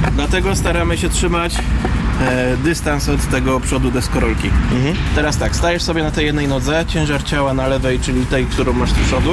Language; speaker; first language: Polish; native; Polish